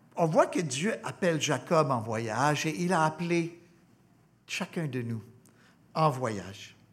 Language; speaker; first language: French; native; French